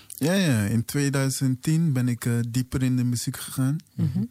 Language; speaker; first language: Dutch; native; Dutch